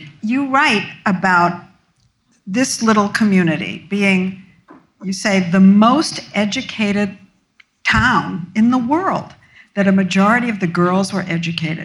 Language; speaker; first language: English; native; English